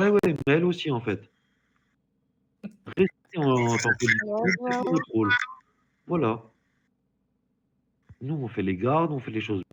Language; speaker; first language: French; native; French